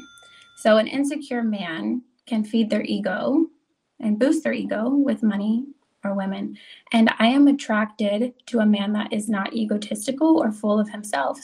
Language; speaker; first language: English; native; English